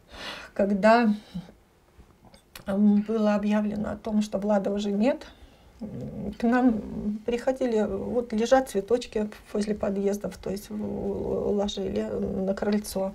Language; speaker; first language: Russian; native; Russian